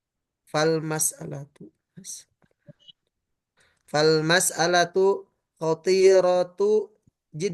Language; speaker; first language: Arabic; non-native, learner; Indonesian